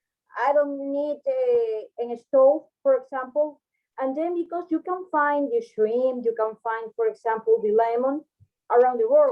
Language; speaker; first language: English; non-native, fluent; Spanish